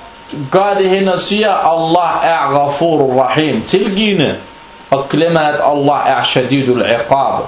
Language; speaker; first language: Danish; non-native, fluent; Arabic